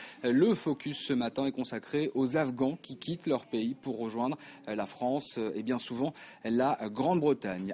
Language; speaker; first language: French; native; French